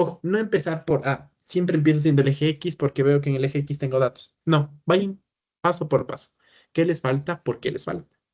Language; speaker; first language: Spanish; native; Spanish